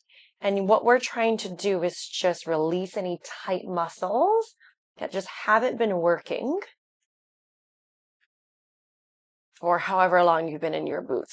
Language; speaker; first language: English; native; English